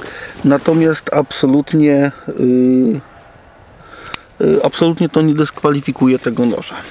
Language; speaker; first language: Polish; native; Polish